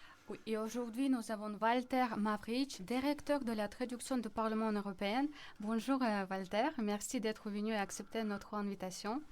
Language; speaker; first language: French; non-native, fluent; Polish